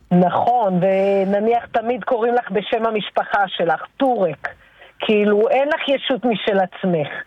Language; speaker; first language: Hebrew; native; Hebrew